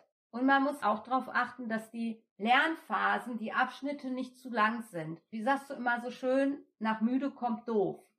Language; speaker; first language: German; native; German